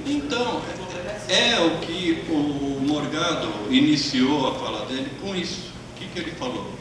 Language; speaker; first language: Portuguese; native; Portuguese